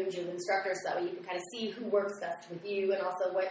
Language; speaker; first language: English; native; English